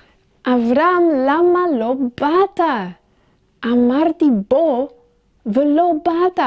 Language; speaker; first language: Hebrew; non-native, fluent; English